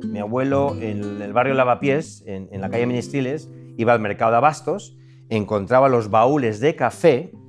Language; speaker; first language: Spanish; early bilingual, heritage; Spanish